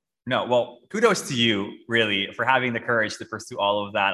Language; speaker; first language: English; non-native, local second language; Filipino